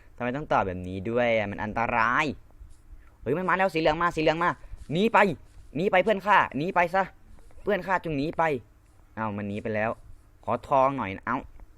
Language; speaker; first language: Thai; non-native, local second language; Lao